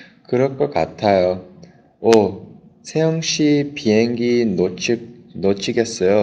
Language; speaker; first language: Korean; non-native, learner; English